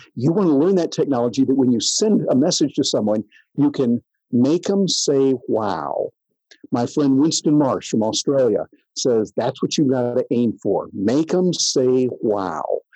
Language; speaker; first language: English; native; English